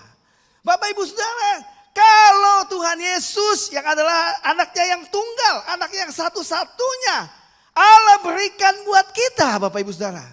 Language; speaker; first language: Indonesian; native; Indonesian